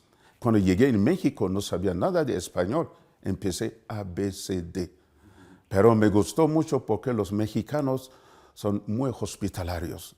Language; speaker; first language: Spanish; non-native, fluent; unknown